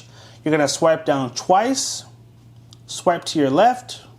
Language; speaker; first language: English; native; English